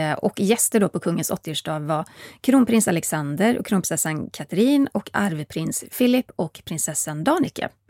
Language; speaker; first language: Swedish; native; Swedish